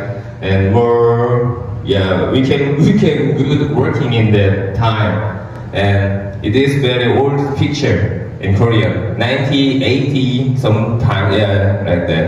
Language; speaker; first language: English; non-native, learner; Korean